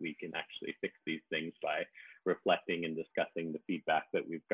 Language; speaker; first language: English; native; English